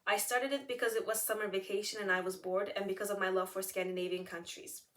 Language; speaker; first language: English; non-native, fluent; Turkish